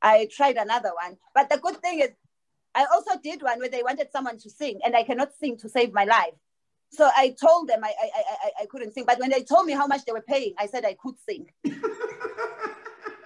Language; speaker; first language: English; non-native, local second language; Zulu